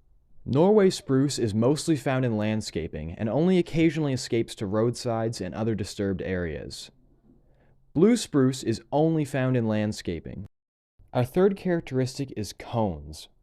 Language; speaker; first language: English; native; English